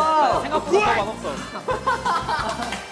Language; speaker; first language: Korean; native; Korean